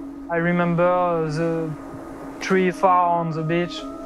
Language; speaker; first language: English; non-native, fluent; French